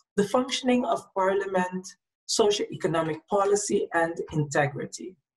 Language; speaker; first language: English; non-native, local second language; Papiamento